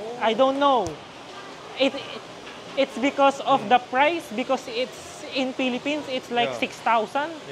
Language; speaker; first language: English; non-native, learner; Filipino